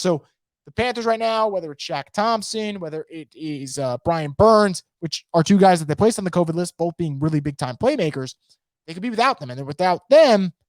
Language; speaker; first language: English; native; English